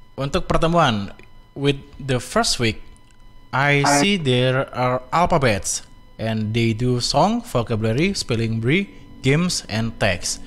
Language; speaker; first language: English; non-native, fluent; Indonesian